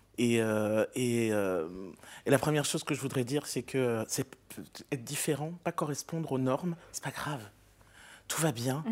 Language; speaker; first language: French; native; French